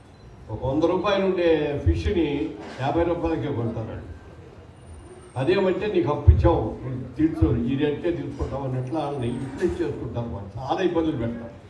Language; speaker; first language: Telugu; native; Telugu